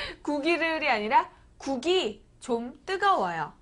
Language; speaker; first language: Korean; native; Korean